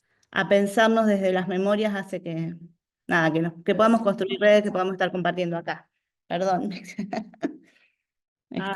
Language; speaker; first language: Spanish; native; Spanish